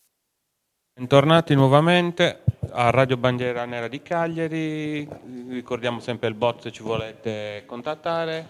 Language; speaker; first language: Italian; native; Italian